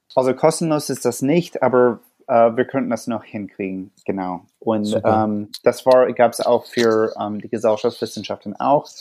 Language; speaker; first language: German; non-native, fluent; English